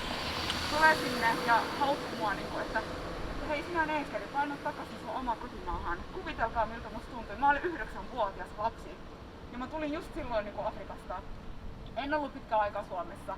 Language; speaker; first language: Finnish; early bilingual, other home language; Somali